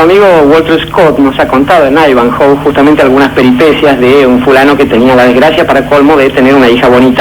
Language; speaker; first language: Spanish; native; Spanish